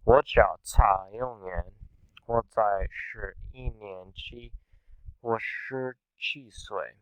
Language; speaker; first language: Chinese; non-native, learner; English